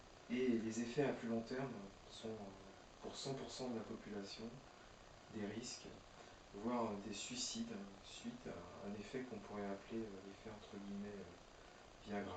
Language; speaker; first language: French; native; French